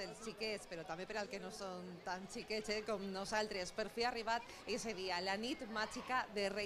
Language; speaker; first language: Catalan; native; Catalan